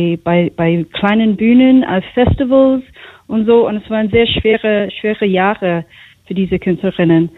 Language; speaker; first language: German; non-native, fluent; English